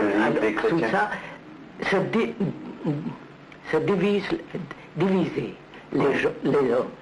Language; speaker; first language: French; non-native, learner; Telugu